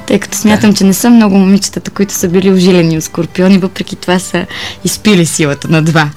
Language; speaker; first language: Bulgarian; native; Bulgarian